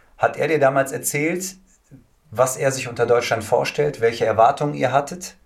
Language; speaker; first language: German; early bilingual, other home language; Turkish